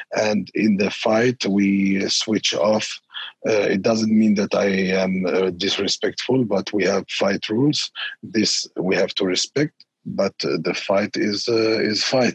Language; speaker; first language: English; non-native, fluent; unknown